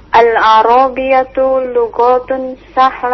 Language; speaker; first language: Arabic; non-native, learner; Indonesian